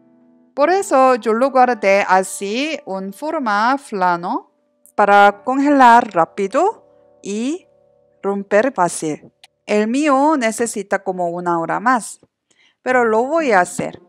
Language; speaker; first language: Spanish; non-native, learner; Korean